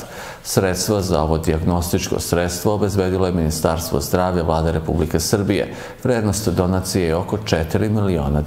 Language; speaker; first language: Serbian; native; Serbian